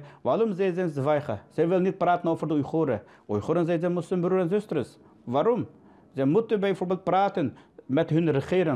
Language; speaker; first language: Dutch; non-native, learner; Uyghur